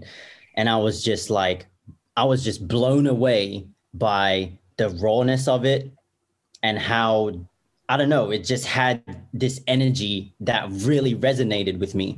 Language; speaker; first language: English; native; English